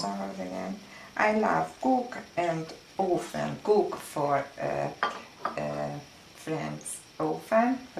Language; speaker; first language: English; non-native, learner; Hungarian